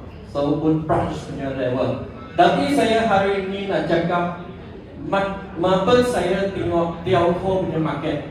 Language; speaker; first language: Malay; non-native, local second language; Chinese